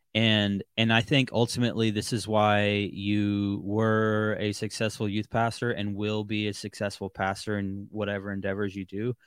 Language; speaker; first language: English; native; English